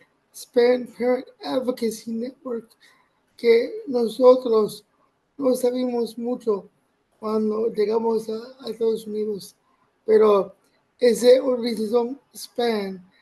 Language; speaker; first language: Spanish; early bilingual, other home language; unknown